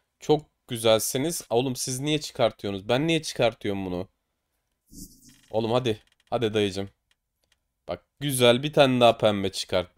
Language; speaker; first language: Turkish; native; Turkish